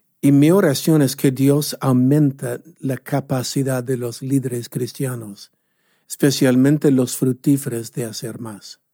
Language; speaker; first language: Spanish; non-native, fluent; English